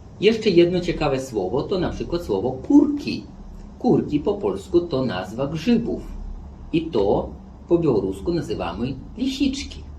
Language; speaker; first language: Polish; non-native, fluent; Belarusian